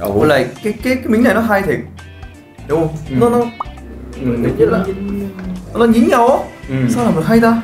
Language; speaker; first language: Vietnamese; non-native, fluent; Korean